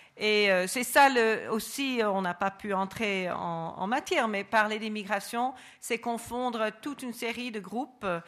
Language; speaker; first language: French; non-native, fluent; English